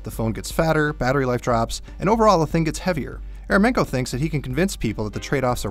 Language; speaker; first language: English; native; English